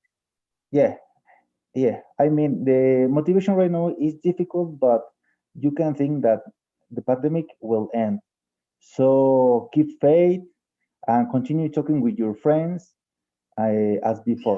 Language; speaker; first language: English; non-native, fluent; Spanish